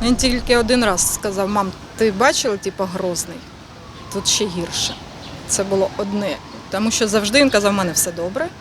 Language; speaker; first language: Ukrainian; non-native, local second language; Russian